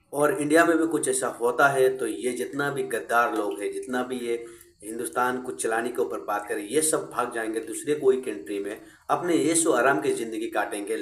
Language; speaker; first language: Hindi; non-native, local second language; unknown